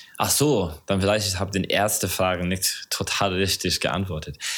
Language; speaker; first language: German; non-native, learner; English